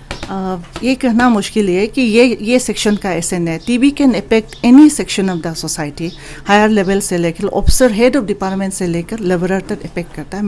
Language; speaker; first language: Hindi; non-native, local second language; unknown